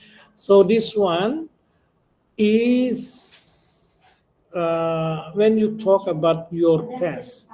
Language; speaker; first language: English; non-native, local second language; Indonesian